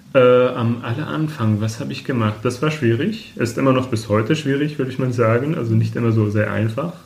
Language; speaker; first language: German; non-native, fluent; Arabic